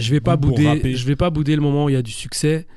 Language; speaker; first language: French; native; French